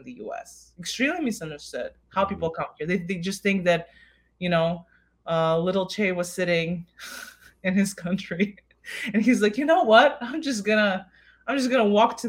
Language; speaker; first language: English; non-native, fluent; Russian